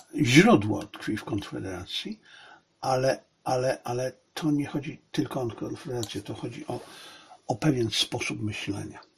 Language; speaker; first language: Polish; native; Polish